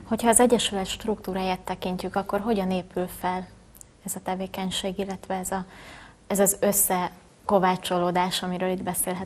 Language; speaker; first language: Hungarian; native; Hungarian